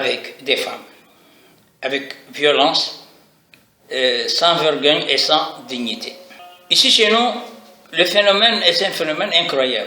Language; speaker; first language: French; non-native, local second language; Arabic